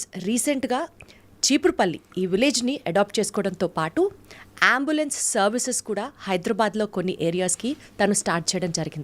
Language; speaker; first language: Telugu; native; Telugu